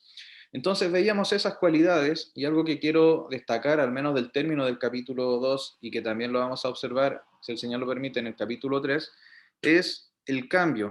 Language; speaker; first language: Spanish; native; Spanish